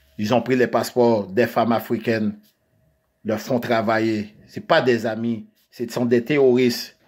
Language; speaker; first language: French; non-native, local second language; Haitian Creole